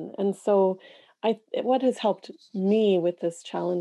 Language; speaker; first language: English; native; English